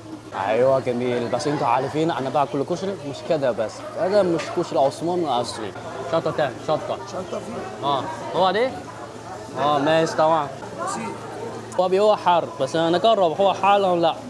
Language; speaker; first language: Arabic; non-native, learner; Chinese